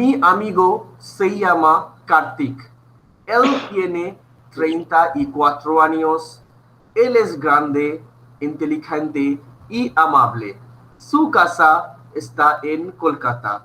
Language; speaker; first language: Spanish; non-native, fluent; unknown